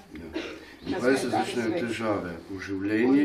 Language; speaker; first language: German; non-native, learner; Slovenian